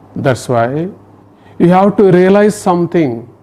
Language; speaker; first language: English; non-native, local second language; Kannada